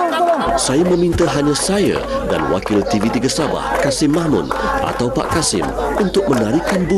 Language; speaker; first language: Malay; native; Malay